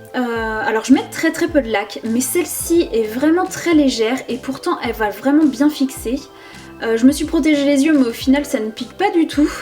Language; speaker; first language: French; native; French